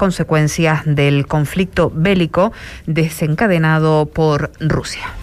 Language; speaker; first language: Spanish; native; Spanish